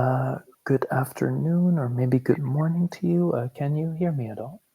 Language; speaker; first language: English; non-native, fluent; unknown